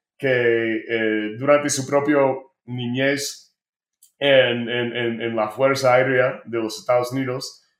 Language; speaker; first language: Spanish; non-native, fluent; English